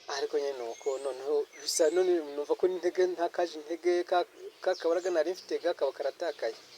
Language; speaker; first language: Kinyarwanda; early bilingual, heritage; Kinyarwanda